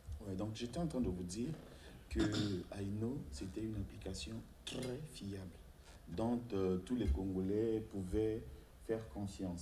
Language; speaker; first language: French; non-native, local second language; Lingala